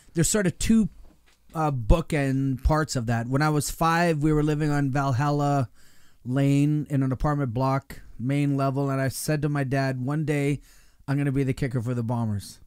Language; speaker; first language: English; native; English